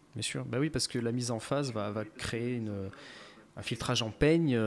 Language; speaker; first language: French; native; French